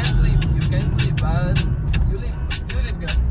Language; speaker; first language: English; non-native, learner; Portuguese